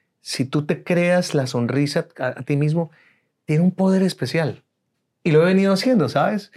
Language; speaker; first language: Spanish; native; Spanish